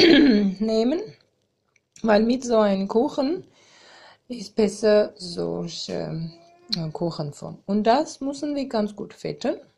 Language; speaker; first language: German; non-native, learner; Armenian